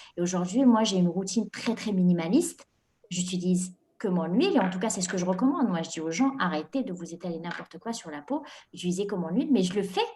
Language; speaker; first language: French; non-native, local second language; Arabic